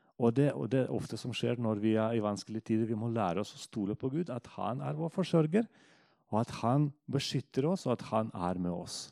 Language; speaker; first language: Norwegian; non-native, fluent; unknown